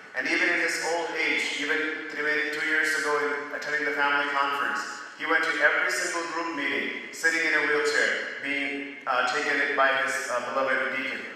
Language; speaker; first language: English; native; English